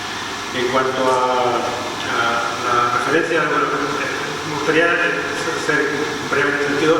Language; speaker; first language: Spanish; native; Spanish